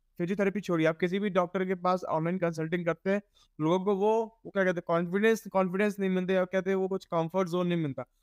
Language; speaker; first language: Hindi; native; Hindi